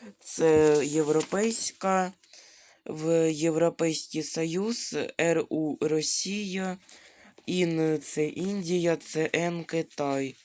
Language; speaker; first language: Ukrainian; non-native, local second language; Russian